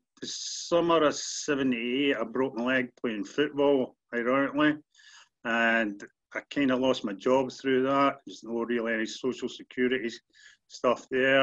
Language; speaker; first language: English; native; English